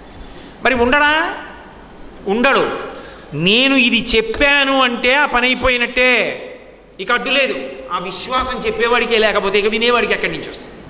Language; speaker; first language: Telugu; native; Telugu